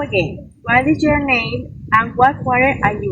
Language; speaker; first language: English; non-native, fluent; Spanish